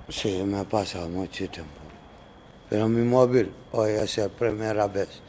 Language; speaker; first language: Spanish; non-native, learner; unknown